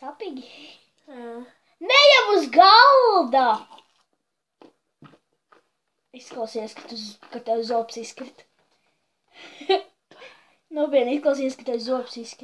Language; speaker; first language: Latvian; native; Latvian